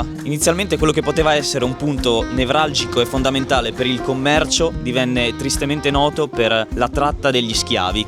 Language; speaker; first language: Italian; native; Italian